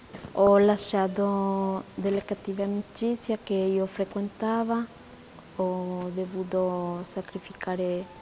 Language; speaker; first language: Italian; non-native, learner; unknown